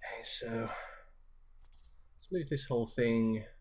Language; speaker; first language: English; native; English